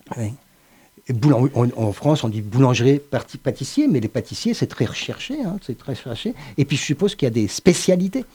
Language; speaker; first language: French; native; French